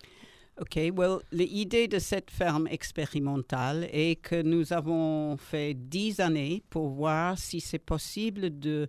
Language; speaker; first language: French; non-native, learner; English